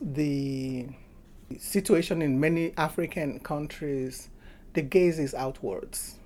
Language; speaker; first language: English; non-native, local second language; Igbo